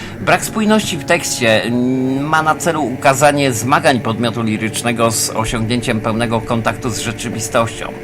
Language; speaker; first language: Polish; native; Polish